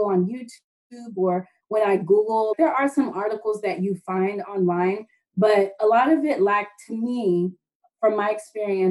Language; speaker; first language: English; native; English